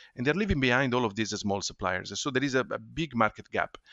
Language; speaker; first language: English; non-native, fluent; Italian